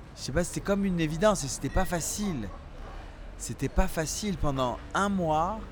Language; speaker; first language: French; early bilingual, other home language; Central Atlas Tamazight